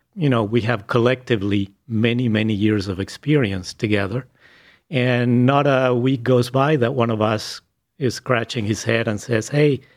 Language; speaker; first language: English; non-native, fluent; Spanish